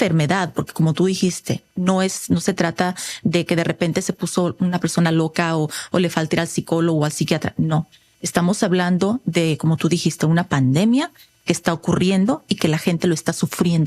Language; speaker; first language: Spanish; native; Spanish